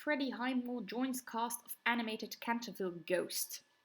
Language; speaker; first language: English; non-native, fluent; Dutch